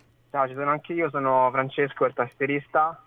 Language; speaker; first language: Italian; native; Italian